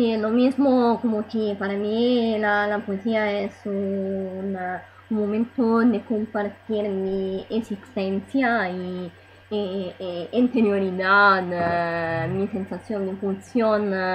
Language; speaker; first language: Spanish; non-native, learner; Italian